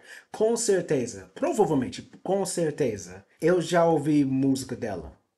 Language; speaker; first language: Portuguese; non-native, learner; English